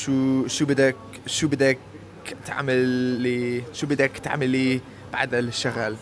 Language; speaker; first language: Arabic; non-native, learner; English